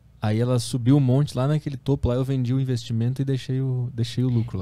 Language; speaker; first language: Portuguese; native; Portuguese